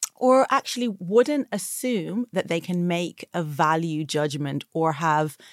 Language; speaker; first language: English; native; English